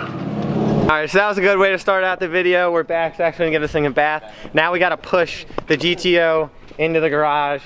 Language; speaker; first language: English; native; English